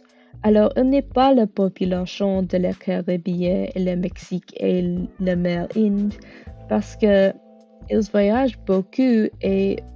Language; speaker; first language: French; non-native, learner; English